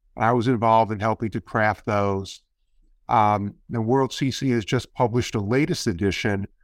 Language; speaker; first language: English; native; English